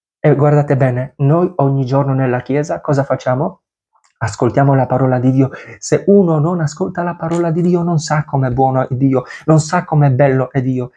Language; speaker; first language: Italian; non-native, fluent; Polish